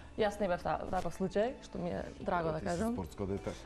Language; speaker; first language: Macedonian; native; Macedonian